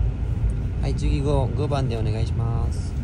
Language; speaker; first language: Japanese; non-native, fluent; Nepali